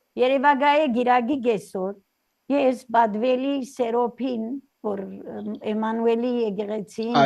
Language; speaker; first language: Armenian; early bilingual, heritage; Armenian